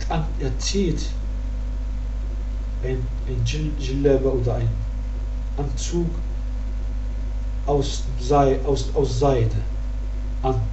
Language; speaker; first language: German; non-native, learner; Arabic